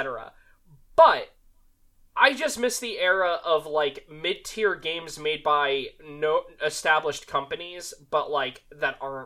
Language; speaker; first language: English; native; English